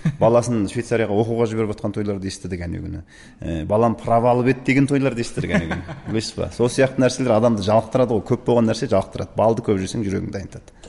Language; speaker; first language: Kazakh; native; Kazakh